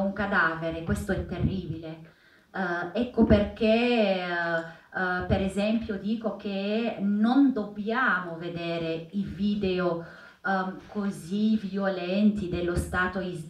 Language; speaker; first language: Italian; non-native, fluent; Arabic